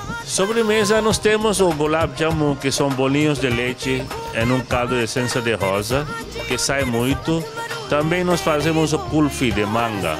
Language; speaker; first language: Portuguese; non-native, fluent; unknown